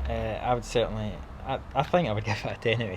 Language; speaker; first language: English; native; English